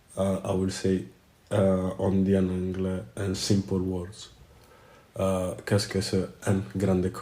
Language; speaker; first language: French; non-native, learner; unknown